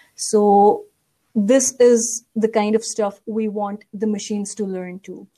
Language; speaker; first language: English; non-native, local second language; Urdu